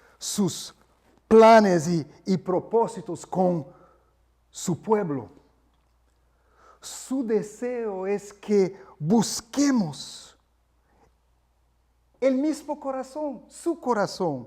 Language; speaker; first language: Spanish; non-native, fluent; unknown